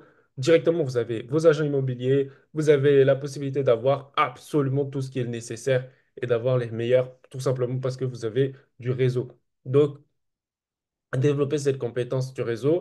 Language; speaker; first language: French; native; French